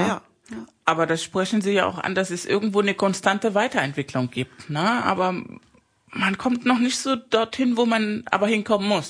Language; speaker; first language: German; non-native, fluent; Spanish